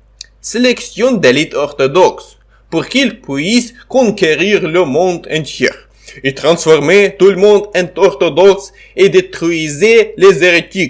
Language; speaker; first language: French; non-native, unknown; Ukrainian